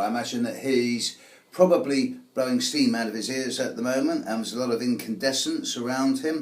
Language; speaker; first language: English; native; English